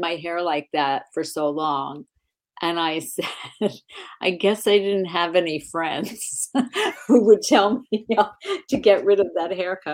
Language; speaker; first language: English; native; English